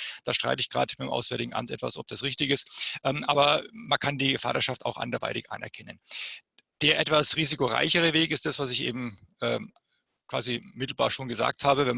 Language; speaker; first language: German; native; German